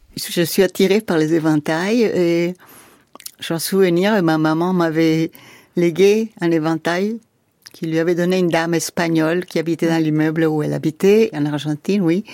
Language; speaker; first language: French; non-native, fluent; Spanish